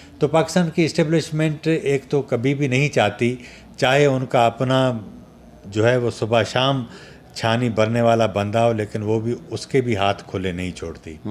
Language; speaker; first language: Urdu; non-native, local second language; Sindhi